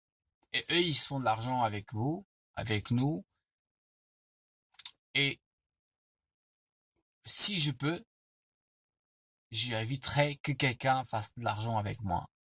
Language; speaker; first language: French; non-native, fluent; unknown